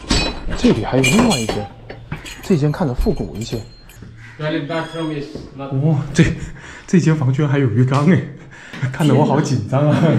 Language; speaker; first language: Chinese; native; Chinese